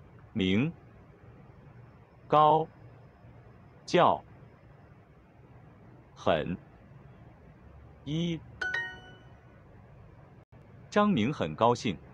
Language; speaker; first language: Chinese; non-native, learner; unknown